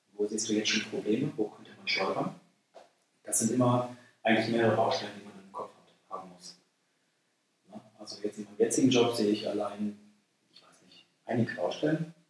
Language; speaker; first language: German; native; German